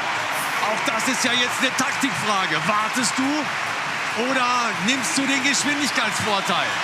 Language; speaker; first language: German; native; German